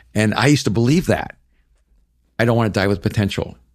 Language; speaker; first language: English; early bilingual, other home language; Spanish